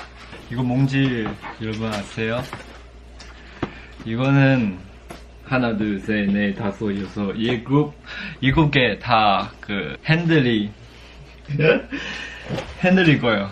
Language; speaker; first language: Korean; non-native, fluent; Chinese